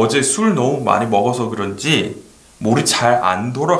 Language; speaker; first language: Korean; non-native, fluent; English